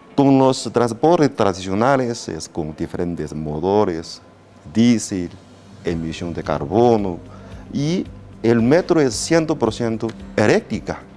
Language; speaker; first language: Spanish; non-native, learner; Chinese